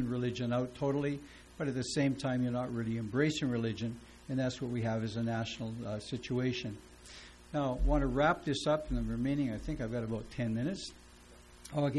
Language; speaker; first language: English; native; English